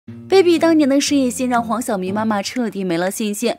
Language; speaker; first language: Chinese; native; Chinese